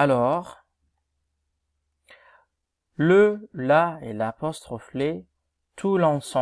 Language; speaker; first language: French; non-native, fluent; Arabic